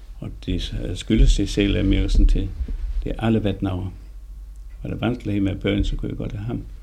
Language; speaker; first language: Danish; native; Danish